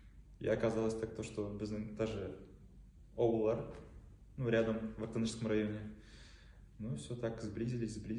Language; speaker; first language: Russian; non-native, local second language; Tatar